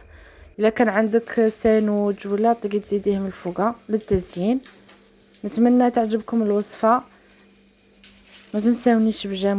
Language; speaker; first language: Arabic; native; Arabic